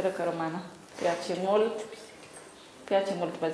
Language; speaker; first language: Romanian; non-native, learner; Arabic